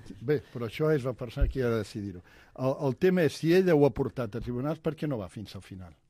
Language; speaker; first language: Catalan; native; Catalan